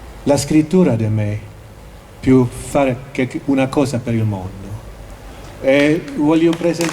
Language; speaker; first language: Italian; non-native, learner; Swedish